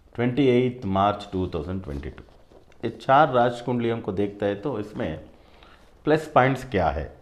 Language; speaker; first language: Hindi; non-native, local second language; Kannada